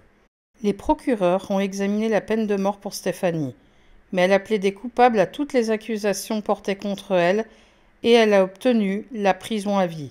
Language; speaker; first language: French; native; French